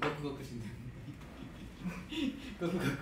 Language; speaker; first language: Korean; non-native, fluent; Japanese